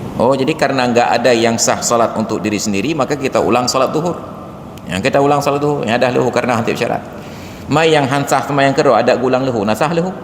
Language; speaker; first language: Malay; non-native, local second language; Achinese